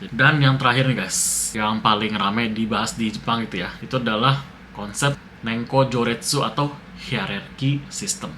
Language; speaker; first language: Indonesian; native; Indonesian